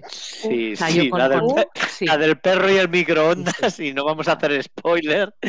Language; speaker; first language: Spanish; native; Spanish